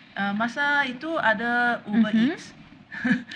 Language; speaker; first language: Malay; non-native, local second language; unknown